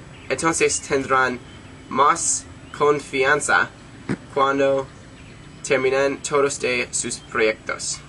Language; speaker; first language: Spanish; non-native, learner; English